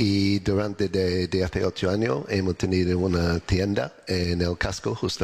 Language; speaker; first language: Spanish; non-native, learner; English